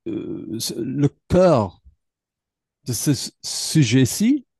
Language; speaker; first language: French; non-native, learner; English